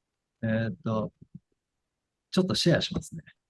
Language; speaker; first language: Japanese; non-native, fluent; English